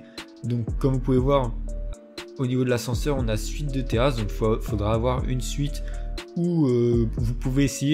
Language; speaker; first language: French; native; French